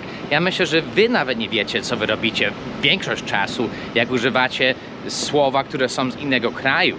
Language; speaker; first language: Polish; non-native, fluent; English